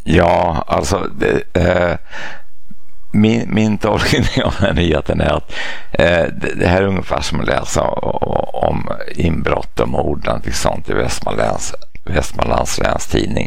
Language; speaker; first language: Swedish; native; Swedish